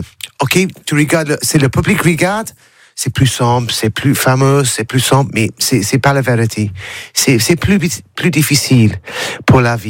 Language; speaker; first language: French; non-native, learner; English